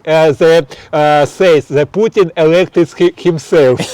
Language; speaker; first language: English; non-native, learner; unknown